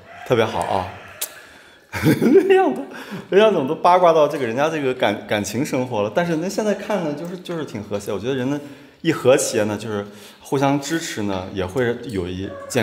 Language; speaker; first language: Chinese; native; Chinese